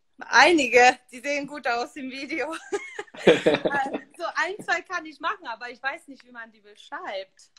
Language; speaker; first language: German; non-native, fluent; Hungarian